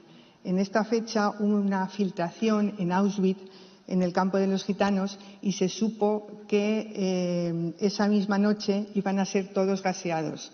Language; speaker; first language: Spanish; native; Spanish